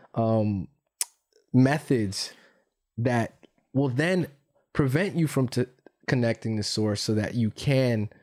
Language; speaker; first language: English; early bilingual, other home language; Spanish